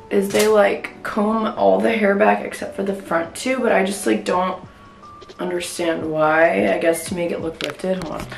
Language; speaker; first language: English; native; English